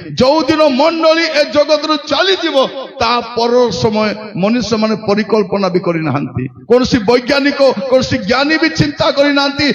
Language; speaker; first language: Odia; non-native, local second language; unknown